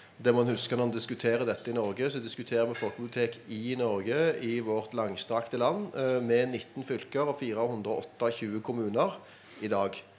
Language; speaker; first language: Norwegian; native; Norwegian